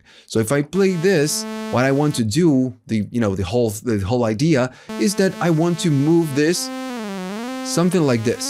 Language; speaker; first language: English; non-native, fluent; Spanish